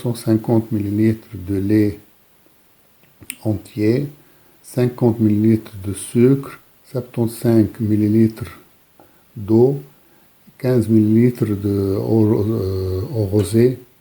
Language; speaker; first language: French; non-native, local second language; Arabic